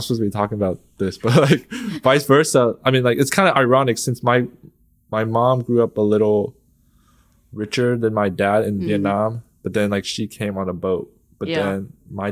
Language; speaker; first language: English; early bilingual, other home language; Vietnamese